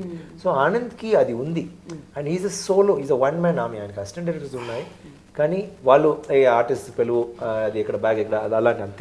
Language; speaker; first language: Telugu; non-native, local second language; Tamil